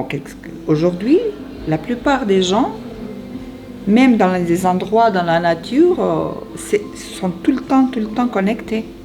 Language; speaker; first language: French; non-native, fluent; Portuguese